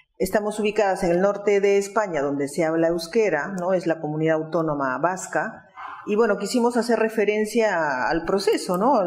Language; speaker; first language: Spanish; native; Spanish